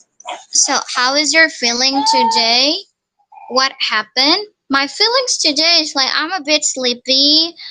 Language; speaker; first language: English; non-native, learner; Indonesian